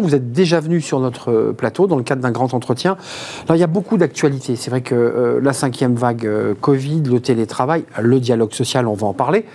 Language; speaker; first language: French; native; French